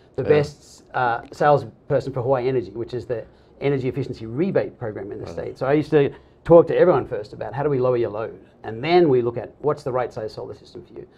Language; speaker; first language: English; native; English